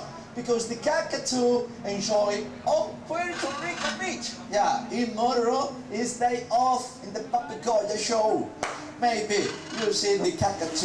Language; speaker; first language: English; non-native, learner; Spanish